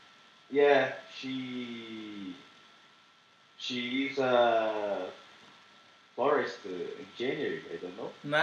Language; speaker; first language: English; non-native, learner; Portuguese